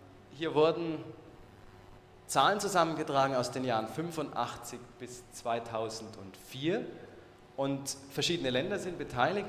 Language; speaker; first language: German; native; German